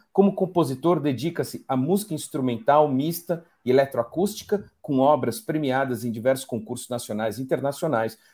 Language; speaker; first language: Portuguese; native; Portuguese